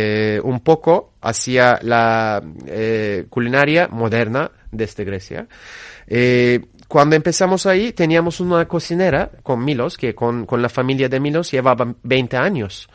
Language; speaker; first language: Spanish; non-native, fluent; Turkish